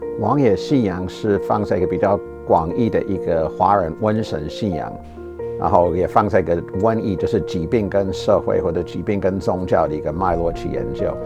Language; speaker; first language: Chinese; non-native, fluent; English